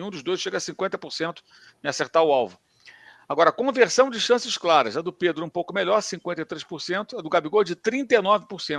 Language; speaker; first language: Portuguese; native; Portuguese